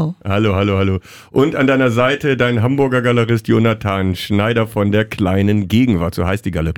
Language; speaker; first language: German; native; German